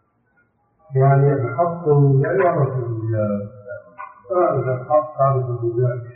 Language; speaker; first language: Arabic; native; Arabic